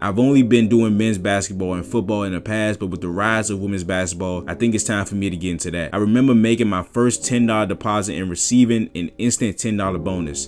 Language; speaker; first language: English; native; English